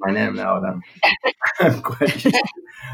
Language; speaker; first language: English; non-native, fluent; French